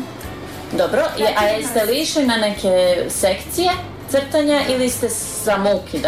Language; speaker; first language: Croatian; native; Croatian